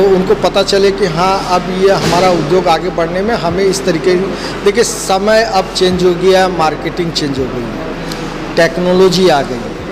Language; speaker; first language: Hindi; native; Hindi